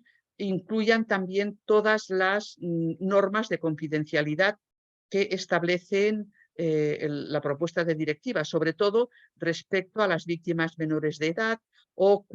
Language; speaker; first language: Spanish; native; Spanish